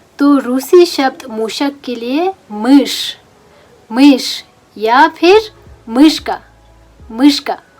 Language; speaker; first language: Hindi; non-native, local second language; Russian